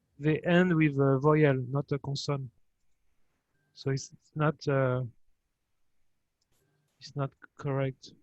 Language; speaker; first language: English; non-native, fluent; French